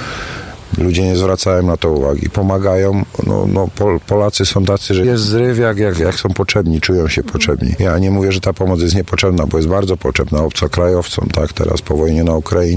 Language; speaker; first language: Polish; native; Polish